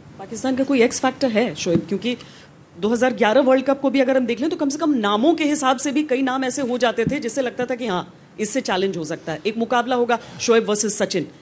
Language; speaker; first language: Hindi; native; Hindi